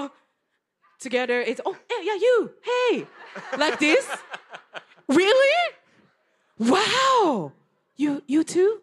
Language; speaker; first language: English; non-native, learner; Japanese